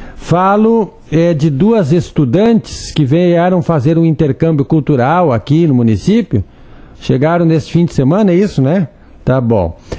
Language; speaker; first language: Portuguese; native; Portuguese